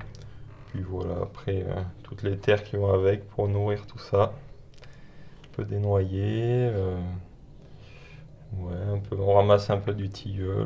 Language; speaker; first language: French; native; French